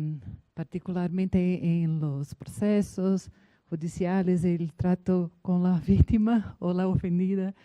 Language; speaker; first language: Spanish; non-native, learner; Portuguese